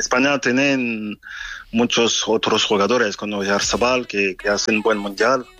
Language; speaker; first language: Spanish; non-native, fluent; French